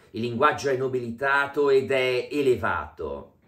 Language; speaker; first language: Italian; native; Italian